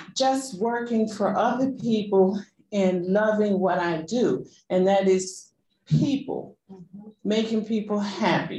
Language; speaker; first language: English; non-native, fluent; Spanish